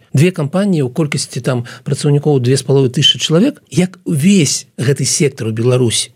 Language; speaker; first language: Belarusian; non-native, local second language; Russian